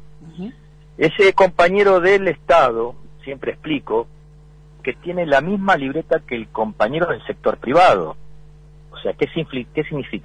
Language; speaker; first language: Spanish; native; Spanish